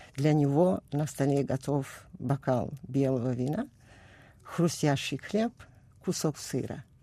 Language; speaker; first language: Russian; non-native, fluent; Italian